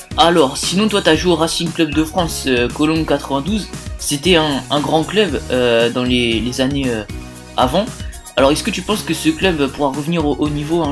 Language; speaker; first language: French; native; French